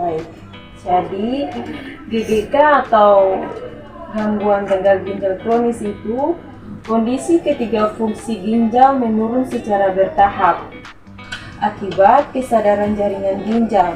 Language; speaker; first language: Indonesian; non-native, local second language; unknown